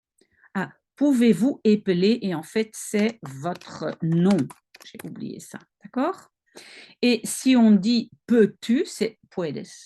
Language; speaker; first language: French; non-native, local second language; Dutch